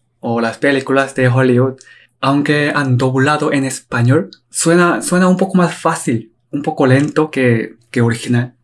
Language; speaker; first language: Spanish; non-native, learner; Korean